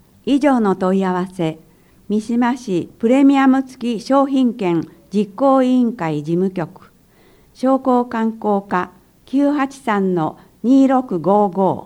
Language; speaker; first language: Japanese; native; Japanese